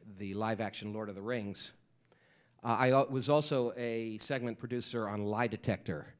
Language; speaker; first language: English; native; English